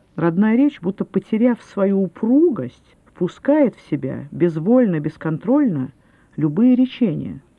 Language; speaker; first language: Russian; native; Russian